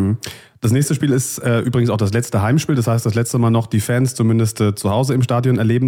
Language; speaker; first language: German; native; German